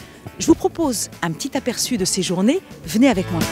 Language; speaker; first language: French; native; French